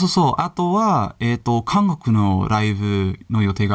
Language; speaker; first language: Japanese; non-native, learner; English